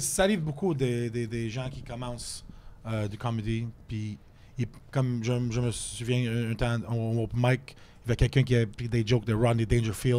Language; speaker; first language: French; non-native, fluent; English